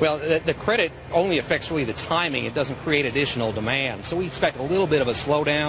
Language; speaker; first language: English; native; English